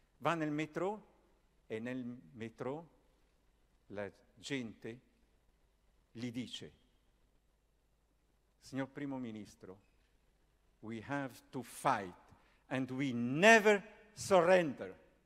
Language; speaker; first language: Italian; native; Italian